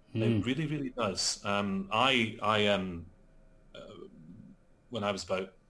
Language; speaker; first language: English; native; English